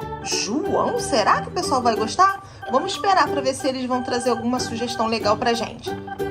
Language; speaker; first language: Portuguese; native; Portuguese